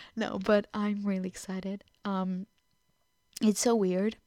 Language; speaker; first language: English; non-native, fluent; Portuguese